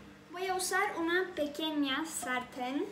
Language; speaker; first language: Spanish; non-native, fluent; Turkish